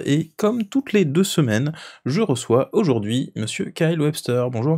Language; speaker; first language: French; native; French